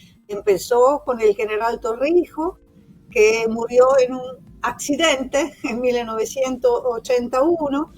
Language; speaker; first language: Spanish; non-native, fluent; Italian